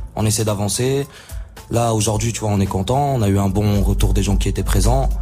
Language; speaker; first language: French; non-native, local second language; Arabic